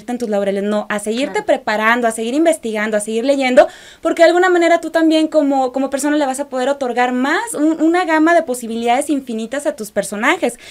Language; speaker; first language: Spanish; native; Spanish